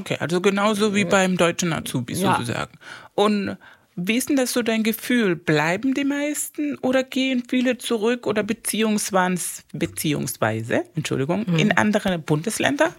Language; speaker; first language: German; non-native, fluent; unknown